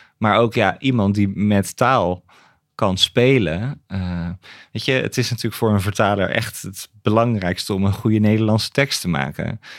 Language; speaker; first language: Dutch; native; Dutch